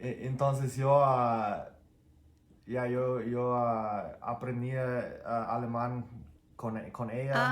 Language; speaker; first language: Spanish; non-native, fluent; English